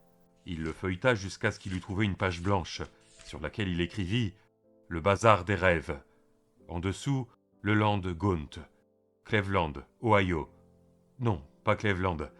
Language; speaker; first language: French; native; French